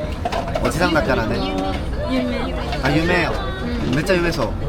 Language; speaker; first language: Japanese; non-native, learner; Korean